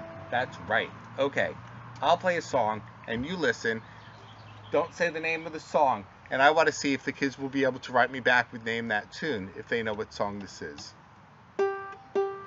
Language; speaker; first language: English; native; English